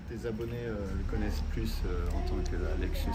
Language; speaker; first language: French; non-native, fluent; Japanese